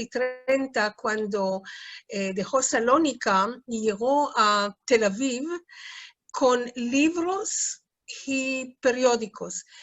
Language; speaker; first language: Spanish; early bilingual, heritage; Spanish